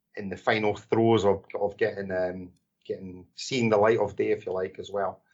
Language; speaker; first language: English; native; English